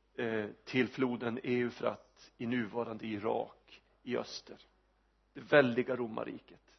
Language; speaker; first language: Swedish; native; Swedish